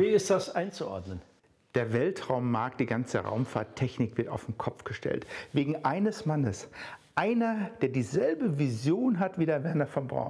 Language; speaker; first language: German; native; German